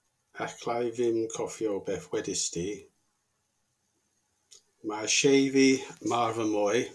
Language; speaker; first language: Welsh; non-native, learner; English